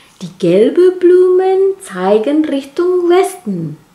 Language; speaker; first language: German; non-native, fluent; Indonesian